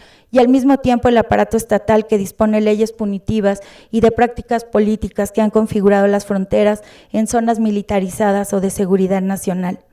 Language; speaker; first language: Spanish; native; Spanish